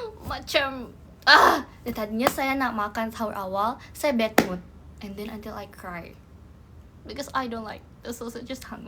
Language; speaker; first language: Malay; non-native, learner; Indonesian